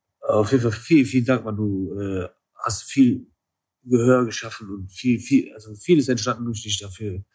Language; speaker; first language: German; early bilingual, other home language; Kurdish